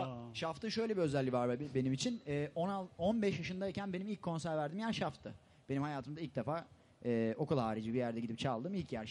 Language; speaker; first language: Turkish; native; Turkish